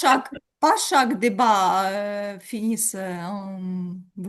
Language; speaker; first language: French; non-native, learner; Ukrainian